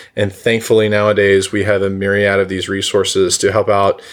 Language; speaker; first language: English; native; English